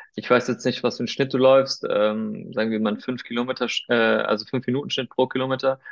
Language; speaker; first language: German; early bilingual, other home language; Spanish